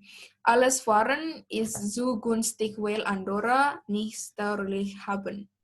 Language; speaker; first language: German; non-native, learner; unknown